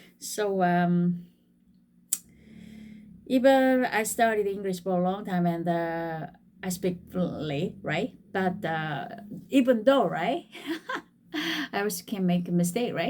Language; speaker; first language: English; non-native, fluent; Korean